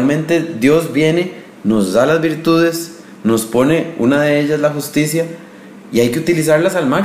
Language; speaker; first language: Spanish; native; Spanish